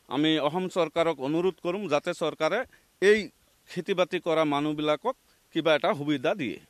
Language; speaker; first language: Assamese; non-native, local second language; Bangla